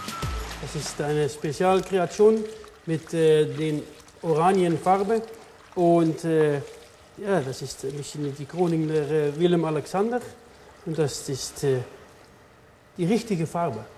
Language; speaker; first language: German; non-native, learner; Dutch